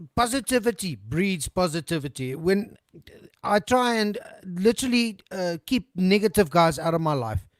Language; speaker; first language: English; non-native, local second language; Afrikaans